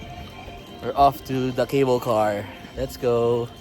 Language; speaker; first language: English; non-native, fluent; Filipino